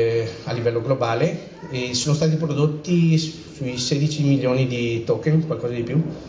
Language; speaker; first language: Italian; native; Italian